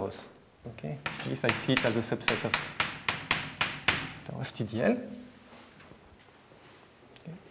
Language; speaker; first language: English; non-native, fluent; French